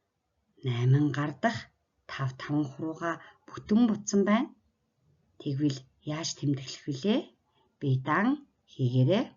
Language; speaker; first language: Mongolian; native; Mongolian